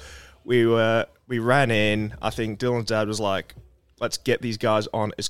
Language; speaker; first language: English; native; English